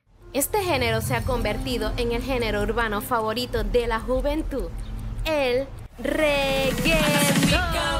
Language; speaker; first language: Spanish; native; Spanish